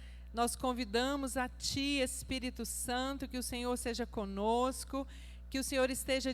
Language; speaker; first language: Portuguese; native; Portuguese